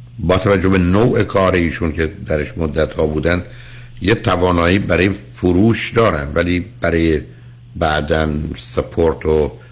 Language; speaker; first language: Persian; native; Persian